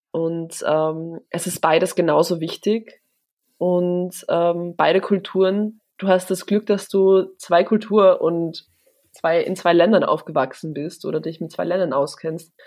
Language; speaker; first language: German; early bilingual, other home language; Polish